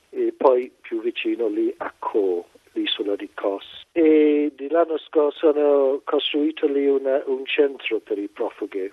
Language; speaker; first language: Italian; non-native, fluent; English